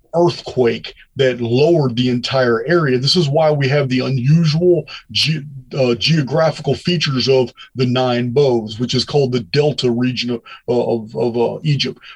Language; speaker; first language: English; native; English